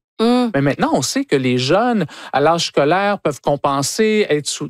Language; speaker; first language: French; native; French